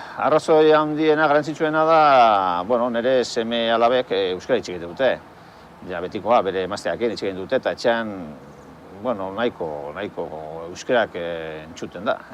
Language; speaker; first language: Basque; non-native, local second language; Spanish